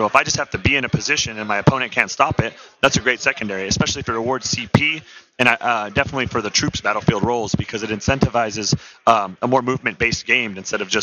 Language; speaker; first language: English; native; English